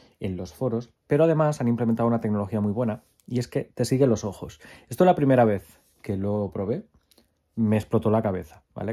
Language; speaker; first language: Spanish; native; Spanish